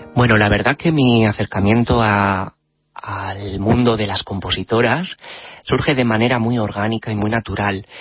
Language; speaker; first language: Spanish; native; Spanish